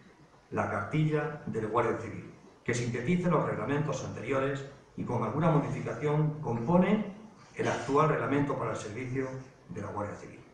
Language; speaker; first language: Spanish; native; Spanish